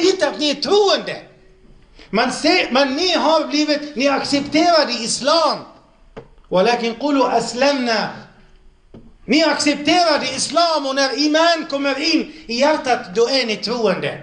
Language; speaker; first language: Swedish; non-native, local second language; Arabic